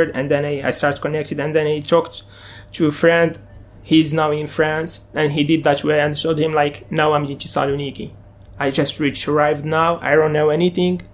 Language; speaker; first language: English; non-native, fluent; Arabic